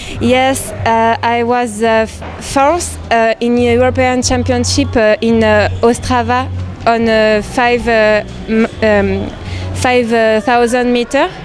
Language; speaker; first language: English; non-native, learner; French